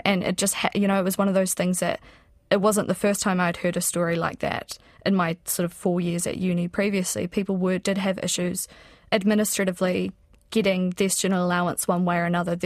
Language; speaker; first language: English; native; English